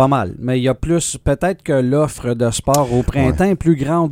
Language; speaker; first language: French; native; French